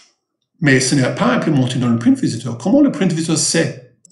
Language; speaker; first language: French; non-native, fluent; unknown